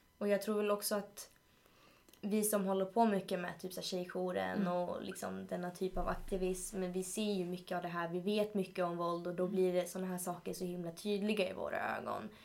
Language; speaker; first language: Swedish; early bilingual, other home language; Spanish